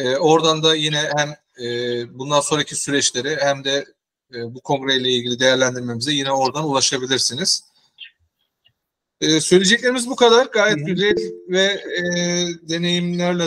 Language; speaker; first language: Turkish; native; Turkish